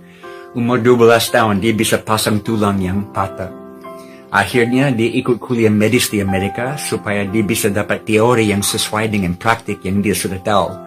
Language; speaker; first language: Indonesian; non-native, fluent; English